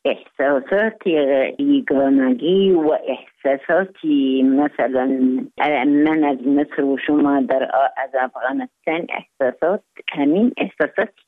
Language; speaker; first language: Persian; non-native, learner; Arabic